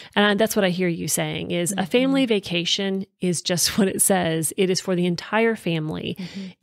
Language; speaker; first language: English; native; English